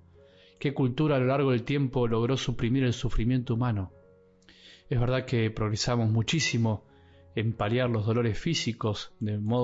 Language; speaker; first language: Spanish; native; Spanish